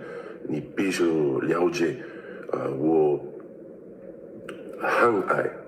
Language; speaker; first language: Chinese; non-native, learner; English